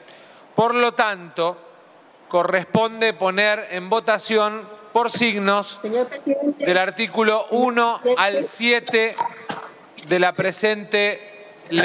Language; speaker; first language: Spanish; native; Spanish